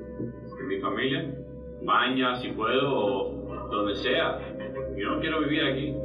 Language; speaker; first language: Spanish; early bilingual, heritage; Spanish